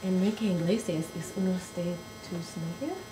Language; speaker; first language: Spanish; non-native, learner; English